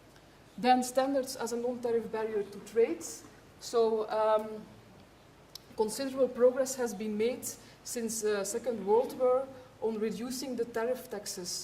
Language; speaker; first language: English; non-native, fluent; Dutch